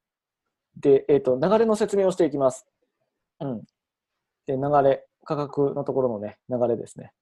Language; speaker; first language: Japanese; native; Japanese